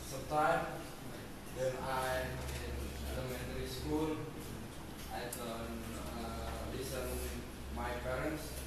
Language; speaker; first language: English; non-native, learner; Indonesian